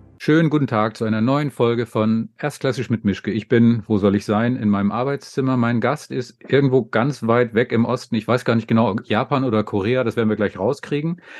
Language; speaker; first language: German; native; German